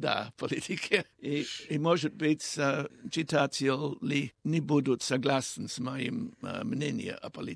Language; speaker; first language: Russian; non-native, learner; English